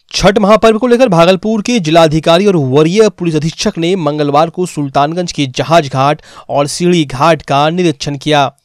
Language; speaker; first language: Hindi; native; Hindi